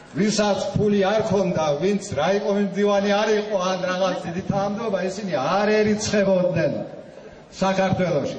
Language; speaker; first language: Georgian; native; Georgian